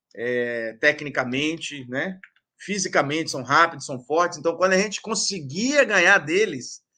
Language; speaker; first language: Portuguese; native; Portuguese